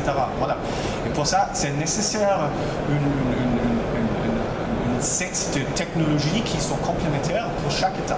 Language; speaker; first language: French; non-native, local second language; German